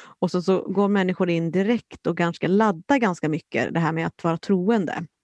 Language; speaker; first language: Swedish; native; Swedish